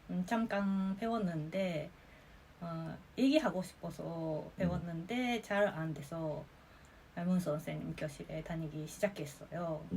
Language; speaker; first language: Korean; non-native, fluent; Japanese